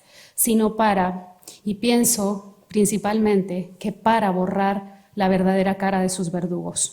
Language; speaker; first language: Spanish; native; Spanish